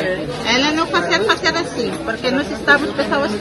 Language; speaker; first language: Portuguese; non-native, learner; Filipino